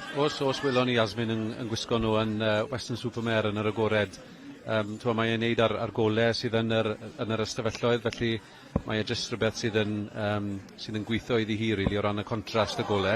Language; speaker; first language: Welsh; native; Welsh